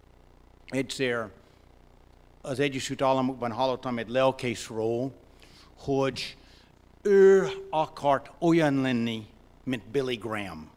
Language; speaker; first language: Hungarian; non-native, fluent; English